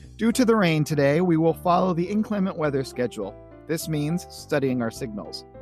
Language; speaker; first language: English; native; English